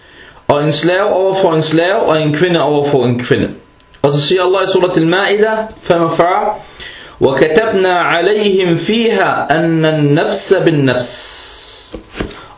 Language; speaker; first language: Danish; early bilingual, other home language; Arabic